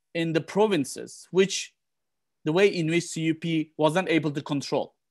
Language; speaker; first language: English; non-native, fluent; Turkish